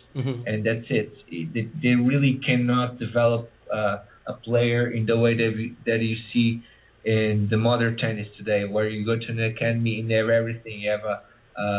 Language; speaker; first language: English; early bilingual, other home language; Portuguese